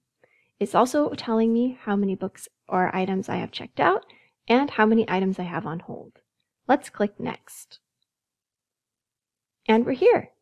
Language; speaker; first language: English; native; English